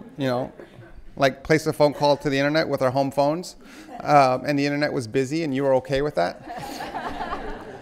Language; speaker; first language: English; native; English